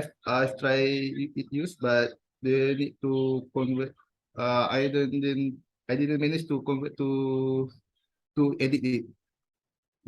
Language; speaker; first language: English; non-native, fluent; Malay